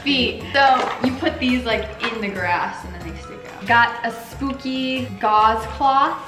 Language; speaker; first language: English; native; English